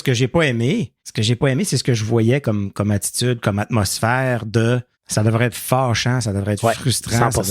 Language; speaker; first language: French; native; French